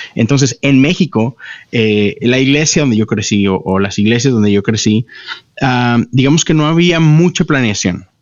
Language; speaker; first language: Spanish; native; Spanish